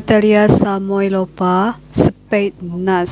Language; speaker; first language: Russian; non-native, learner; Indonesian